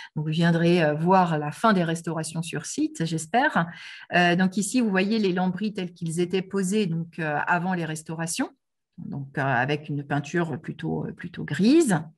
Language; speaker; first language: French; native; French